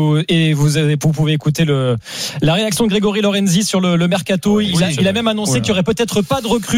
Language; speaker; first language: French; native; French